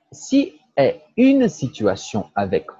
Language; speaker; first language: French; non-native, fluent; Portuguese